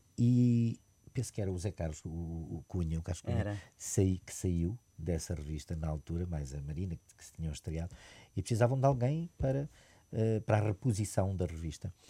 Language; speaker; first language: Portuguese; native; Portuguese